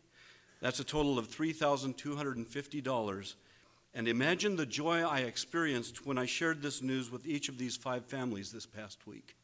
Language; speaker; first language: English; native; English